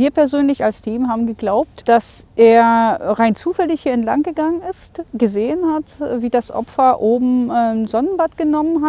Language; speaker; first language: German; native; German